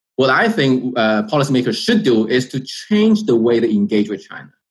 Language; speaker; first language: English; non-native, fluent; Chinese